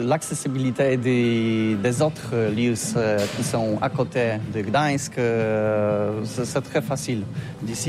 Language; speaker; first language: French; non-native, learner; Polish